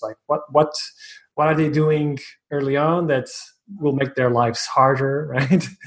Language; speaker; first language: English; non-native, fluent; Portuguese